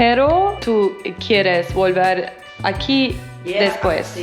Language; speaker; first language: Spanish; non-native, learner; Turkish